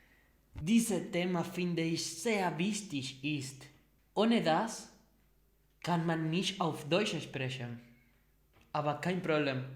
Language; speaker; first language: German; non-native, learner; Spanish